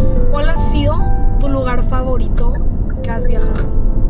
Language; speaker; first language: Spanish; native; Spanish